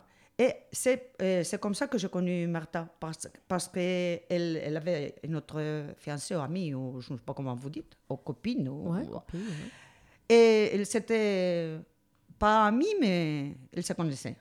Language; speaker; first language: French; non-native, learner; Spanish